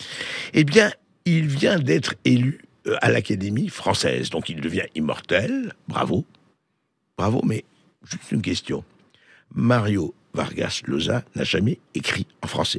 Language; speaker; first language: French; native; French